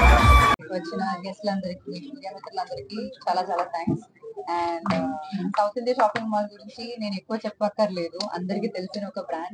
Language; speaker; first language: Telugu; non-native, local second language; Malayalam